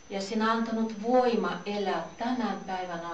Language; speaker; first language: Finnish; non-native, learner; Russian